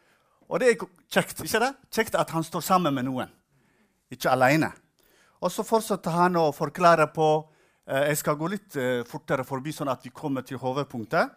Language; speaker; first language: Norwegian; non-native, fluent; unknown